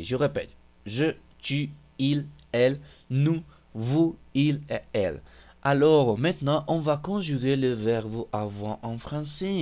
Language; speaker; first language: French; non-native, fluent; Spanish